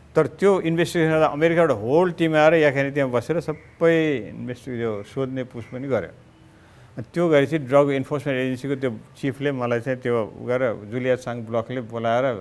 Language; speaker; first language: Nepali; native; Nepali